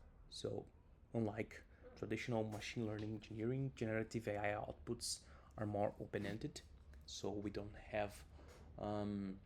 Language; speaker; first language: English; non-native, fluent; Portuguese